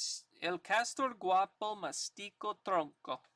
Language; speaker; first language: Spanish; non-native, learner; English